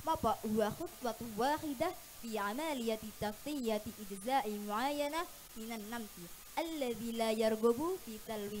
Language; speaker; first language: Arabic; non-native, learner; Indonesian